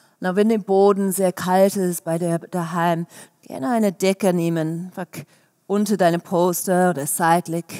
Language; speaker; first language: German; non-native, fluent; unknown